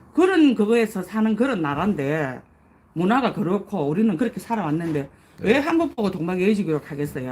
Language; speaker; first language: Korean; native; Korean